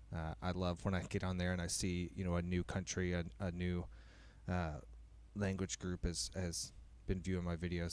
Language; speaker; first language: English; native; English